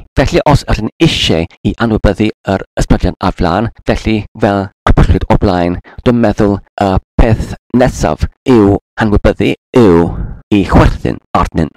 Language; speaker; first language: Welsh; non-native, learner; English